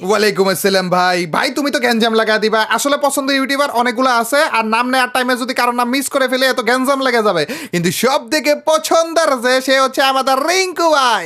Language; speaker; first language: Bangla; native; Bangla